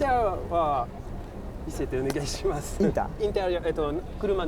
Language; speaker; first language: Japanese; non-native, learner; French